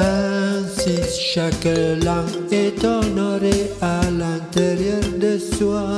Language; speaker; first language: French; non-native, fluent; Indonesian